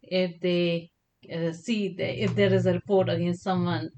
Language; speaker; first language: English; non-native, local second language; Kashmiri